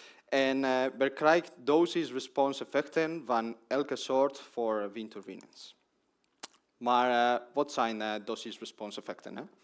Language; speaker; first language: Dutch; non-native, learner; Spanish